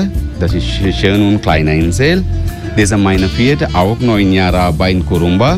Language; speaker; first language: German; non-native, learner; Sinhala